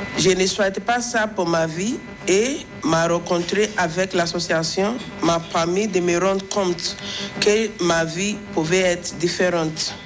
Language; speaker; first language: French; non-native, fluent; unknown